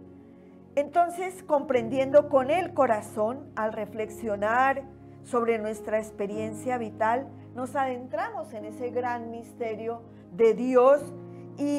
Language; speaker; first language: Spanish; native; Spanish